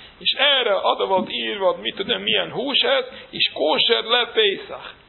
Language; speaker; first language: Hungarian; non-native, fluent; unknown